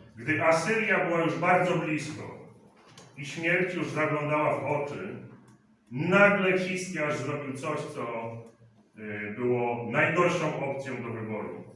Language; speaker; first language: Polish; native; Polish